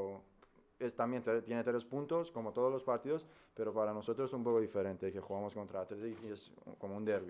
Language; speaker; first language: Spanish; non-native, fluent; Persian